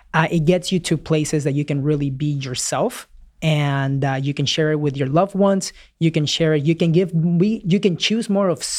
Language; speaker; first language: English; early bilingual, other home language; Spanish